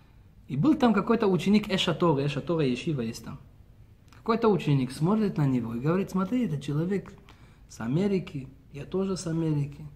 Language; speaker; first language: Russian; early bilingual, heritage; Russian